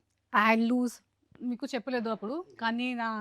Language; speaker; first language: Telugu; non-native, local second language; Hindi